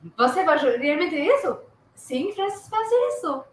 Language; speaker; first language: Portuguese; non-native, learner; French